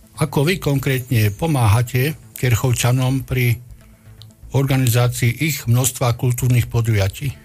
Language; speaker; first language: Slovak; native; Slovak